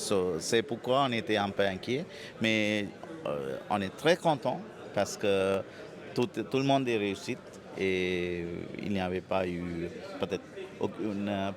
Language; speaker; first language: French; non-native, fluent; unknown